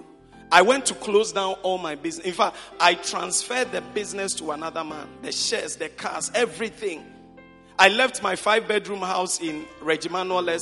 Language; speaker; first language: English; non-native, local second language; Akan